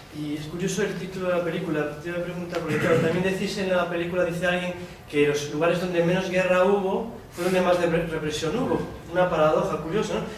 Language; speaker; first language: Spanish; native; Spanish